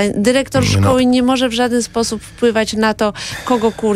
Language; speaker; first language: Polish; native; Polish